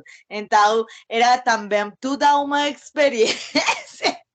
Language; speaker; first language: Portuguese; non-native, learner; Spanish